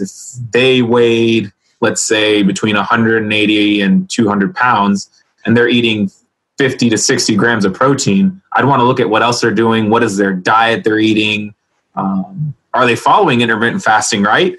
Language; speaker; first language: English; early bilingual, other home language; Spanish